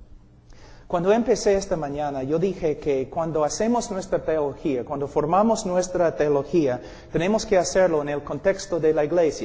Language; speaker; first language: Spanish; non-native, fluent; English